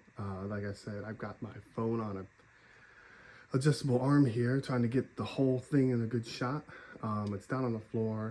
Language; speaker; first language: English; native; English